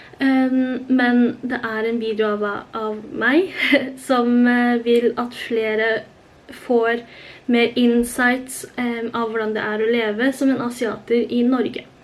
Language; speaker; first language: Norwegian; early bilingual, other home language; Korean